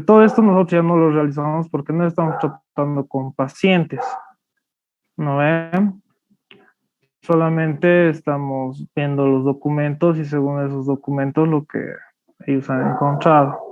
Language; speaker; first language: Spanish; native; Spanish